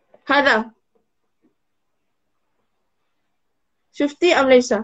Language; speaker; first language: Arabic; non-native, learner; Malay